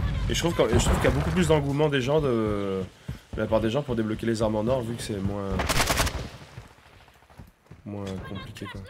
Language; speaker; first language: French; native; French